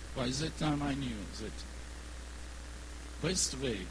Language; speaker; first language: English; non-native, learner; Ukrainian